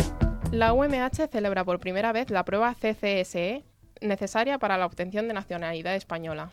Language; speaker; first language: Spanish; native; Spanish